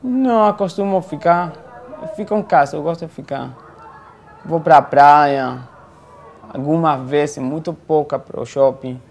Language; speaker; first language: Portuguese; non-native, fluent; Spanish